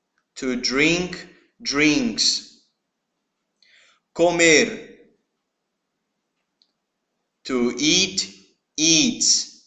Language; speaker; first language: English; non-native, fluent; Portuguese